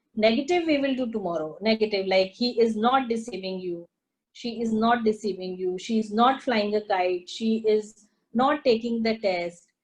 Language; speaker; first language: English; non-native, local second language; Punjabi